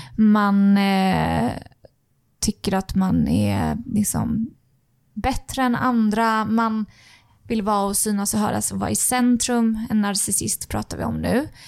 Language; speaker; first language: Swedish; native; Swedish